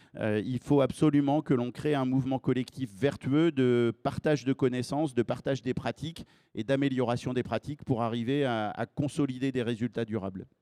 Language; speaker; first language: French; native; French